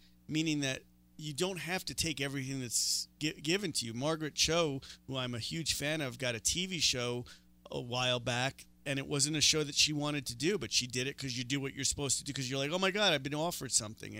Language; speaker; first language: English; native; English